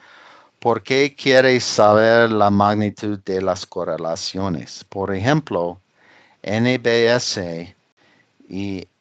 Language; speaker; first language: Spanish; non-native, fluent; English